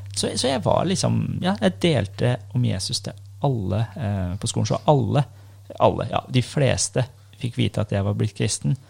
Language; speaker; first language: Norwegian; early bilingual, other home language; Persian